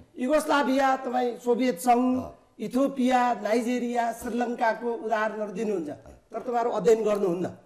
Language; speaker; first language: Nepali; non-native, local second language; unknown